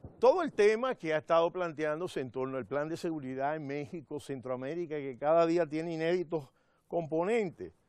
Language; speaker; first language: Spanish; native; Spanish